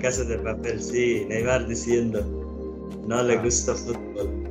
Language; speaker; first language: Spanish; non-native, learner; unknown